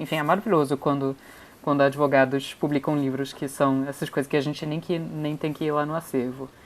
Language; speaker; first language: Portuguese; non-native, fluent; English